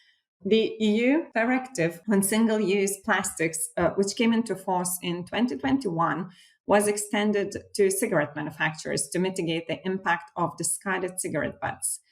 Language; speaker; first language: English; non-native, fluent; Lithuanian